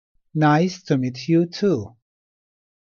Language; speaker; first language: English; non-native, learner; Persian